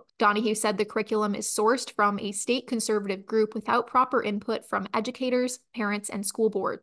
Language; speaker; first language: English; native; English